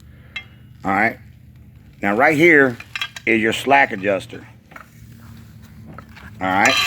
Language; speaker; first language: English; native; English